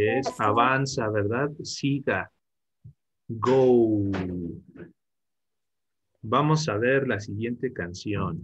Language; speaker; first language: Spanish; native; Spanish